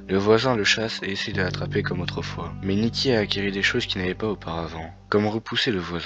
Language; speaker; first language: French; native; French